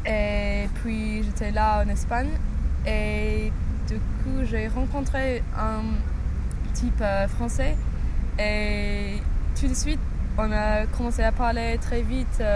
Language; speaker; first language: French; non-native, learner; English